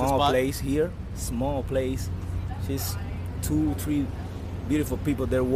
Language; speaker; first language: English; non-native, fluent; Spanish